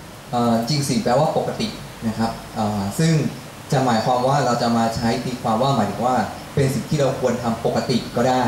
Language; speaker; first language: Thai; native; Thai